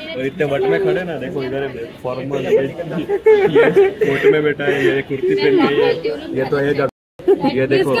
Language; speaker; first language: Hindi; native; Hindi